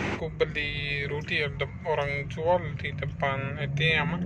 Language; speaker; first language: Indonesian; non-native, learner; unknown